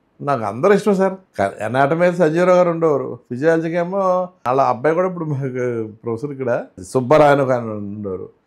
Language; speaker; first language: Telugu; native; Telugu